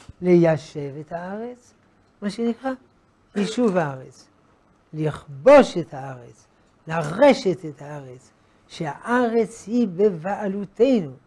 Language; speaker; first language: Hebrew; non-native, fluent; French